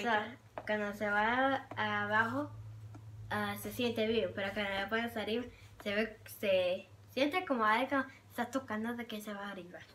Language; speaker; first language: Spanish; early bilingual, heritage; Spanish